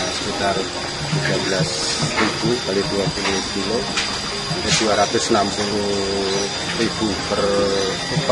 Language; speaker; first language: Indonesian; native; Indonesian